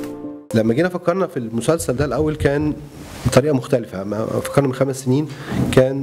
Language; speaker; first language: Arabic; native; Arabic